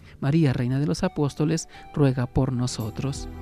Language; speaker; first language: Spanish; native; Spanish